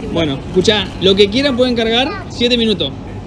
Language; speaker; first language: Spanish; native; Spanish